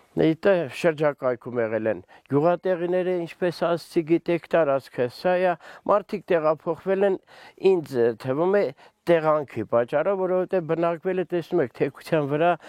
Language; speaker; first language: Armenian; native; Armenian